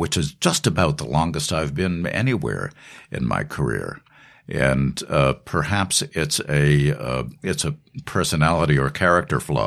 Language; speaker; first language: English; native; English